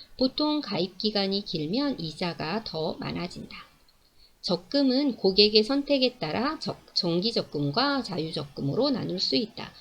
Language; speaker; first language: Korean; native; Korean